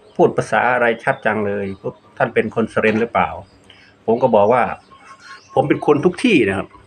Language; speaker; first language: Thai; non-native, local second language; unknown